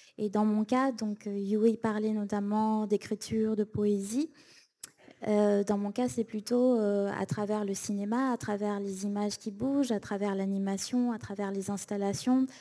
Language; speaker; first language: French; native; French